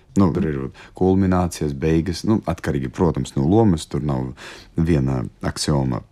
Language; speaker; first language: Latvian; non-native, local second language; Russian